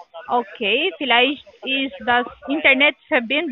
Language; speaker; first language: German; non-native, learner; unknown